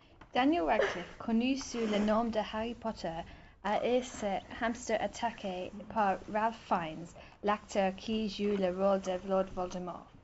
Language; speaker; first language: French; non-native, learner; English